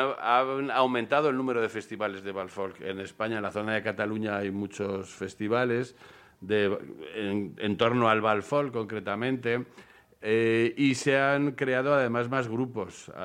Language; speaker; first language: Spanish; native; Spanish